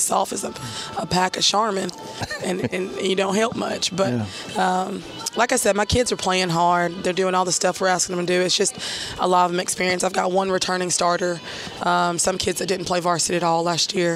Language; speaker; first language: English; native; English